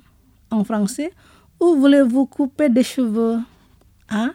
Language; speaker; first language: French; non-native, fluent; Indonesian